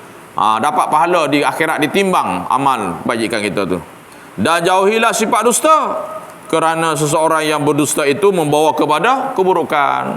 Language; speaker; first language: Malay; native; Malay